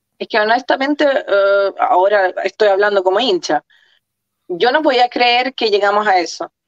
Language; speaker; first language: Spanish; early bilingual, other home language; Croatian